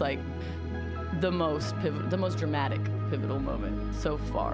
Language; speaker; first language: English; native; English